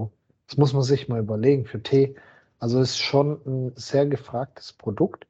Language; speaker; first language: German; native; German